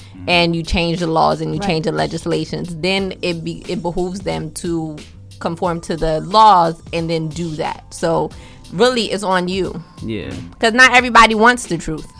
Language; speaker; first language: English; early bilingual, other home language; Haitian Creole